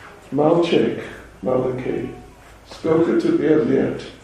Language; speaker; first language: Russian; non-native, learner; English